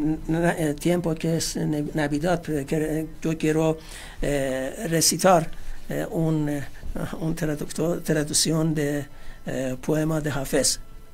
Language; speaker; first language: Spanish; non-native, fluent; Persian